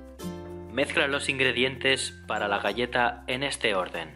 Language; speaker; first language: Spanish; native; Spanish